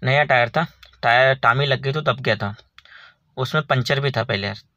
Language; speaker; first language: Hindi; non-native, local second language; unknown